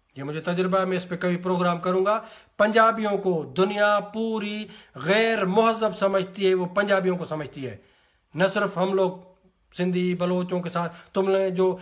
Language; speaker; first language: Urdu; non-native, local second language; Sindhi